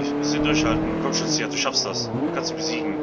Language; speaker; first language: German; native; German